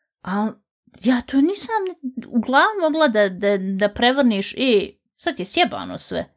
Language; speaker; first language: Bosnian; native; Bosnian